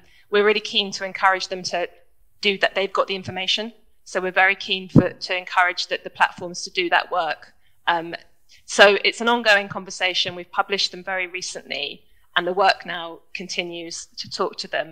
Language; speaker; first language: English; native; English